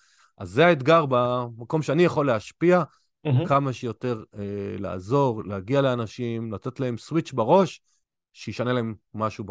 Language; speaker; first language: Hebrew; native; Hebrew